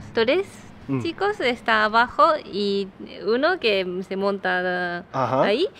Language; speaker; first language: Spanish; non-native, fluent; Japanese